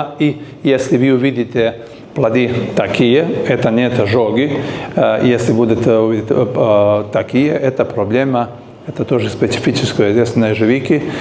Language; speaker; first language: Russian; non-native, learner; Serbian